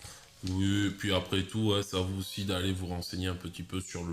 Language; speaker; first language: French; native; French